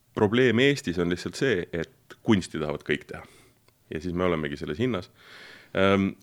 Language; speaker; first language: Estonian; native; Estonian